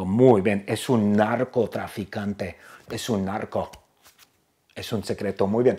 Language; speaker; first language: Spanish; non-native, fluent; English